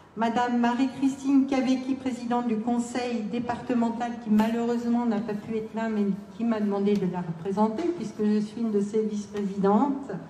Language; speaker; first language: French; native; French